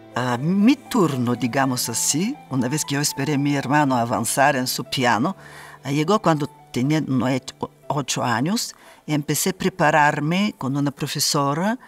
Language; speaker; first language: Spanish; non-native, fluent; Bulgarian